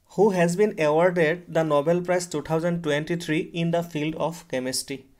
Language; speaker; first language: English; non-native, local second language; Assamese